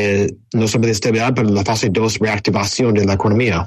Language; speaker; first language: Spanish; non-native, fluent; English